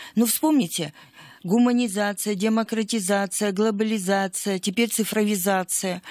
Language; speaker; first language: Russian; native; Russian